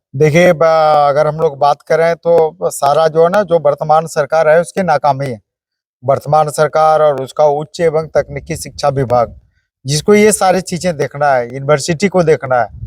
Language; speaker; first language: Hindi; native; Hindi